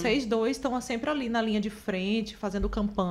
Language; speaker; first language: Portuguese; native; Portuguese